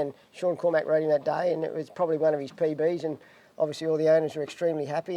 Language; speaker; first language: English; native; English